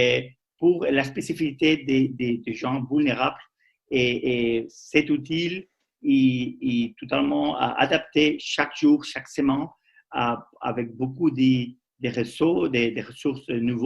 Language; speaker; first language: French; non-native, learner; Spanish